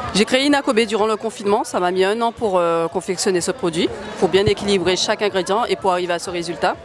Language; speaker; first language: French; native; French